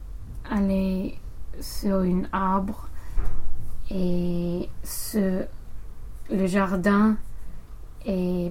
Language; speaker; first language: French; non-native, learner; English